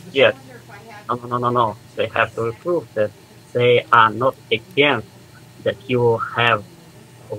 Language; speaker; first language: English; non-native, learner; Russian